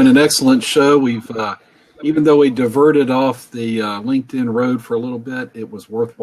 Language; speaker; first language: English; native; English